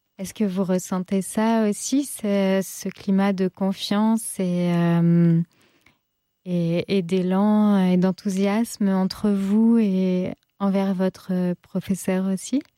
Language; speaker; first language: French; native; French